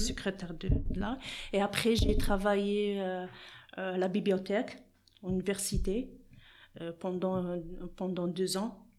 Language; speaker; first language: French; non-native, learner; Arabic